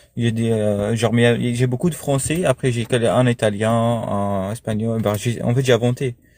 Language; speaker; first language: French; non-native, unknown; Arabic